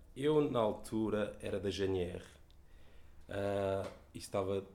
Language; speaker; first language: Portuguese; native; Portuguese